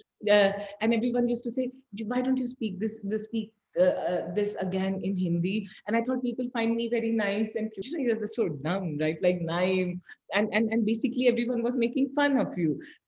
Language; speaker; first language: English; non-native, local second language; Hindi